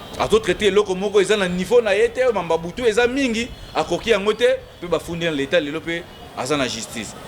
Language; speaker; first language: Lingala; non-native, local second language; Kongo